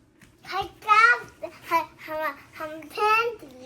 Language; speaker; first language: Cantonese; early bilingual, heritage; Cantonese